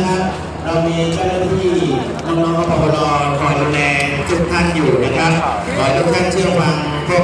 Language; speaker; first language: Thai; native; Thai